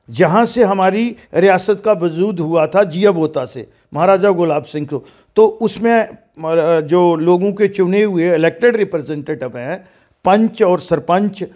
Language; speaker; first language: Hindi; non-native, local second language; Dogri